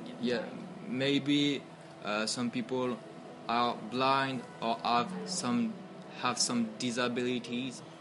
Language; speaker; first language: English; non-native, learner; French